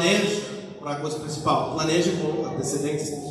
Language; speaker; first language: Portuguese; native; Portuguese